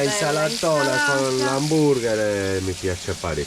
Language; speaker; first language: Italian; native; Italian